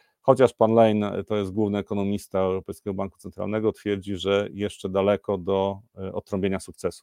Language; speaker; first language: Polish; native; Polish